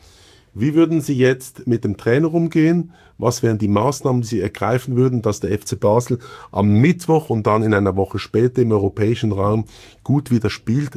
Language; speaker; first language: German; native; German